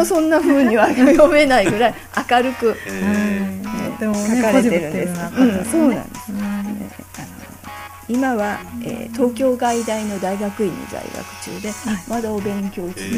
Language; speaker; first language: Japanese; native; Japanese